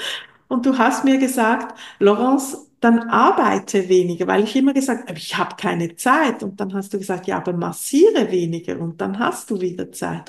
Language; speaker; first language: German; non-native, local second language; French